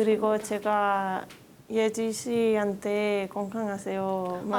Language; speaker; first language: Korean; non-native, learner; Spanish